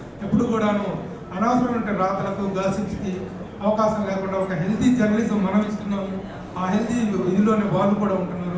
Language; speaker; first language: Telugu; native; Telugu